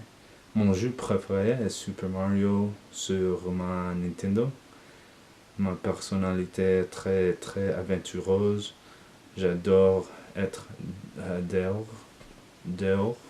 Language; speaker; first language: French; non-native, learner; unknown